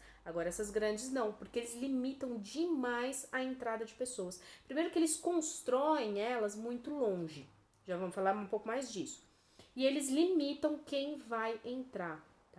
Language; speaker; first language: Portuguese; native; Portuguese